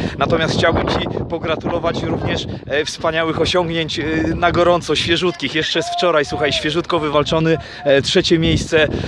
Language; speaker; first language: Polish; native; Polish